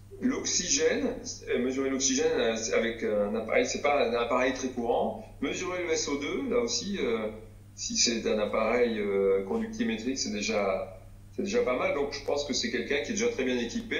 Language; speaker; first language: French; native; French